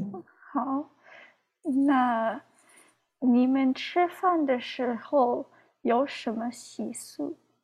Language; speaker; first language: Chinese; non-native, learner; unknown